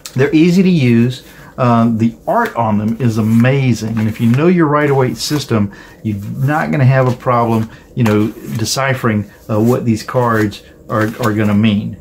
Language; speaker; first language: English; native; English